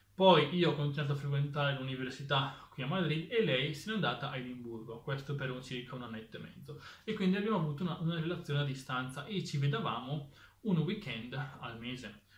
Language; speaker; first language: Italian; native; Italian